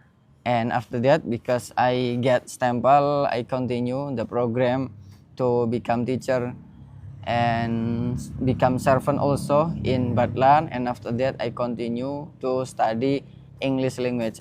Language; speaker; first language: English; non-native, learner; Indonesian